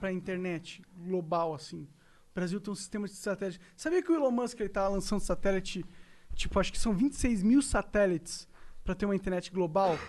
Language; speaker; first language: Portuguese; native; Portuguese